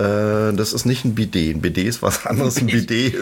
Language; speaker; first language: German; native; German